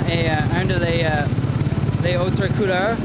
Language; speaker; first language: French; non-native, local second language; English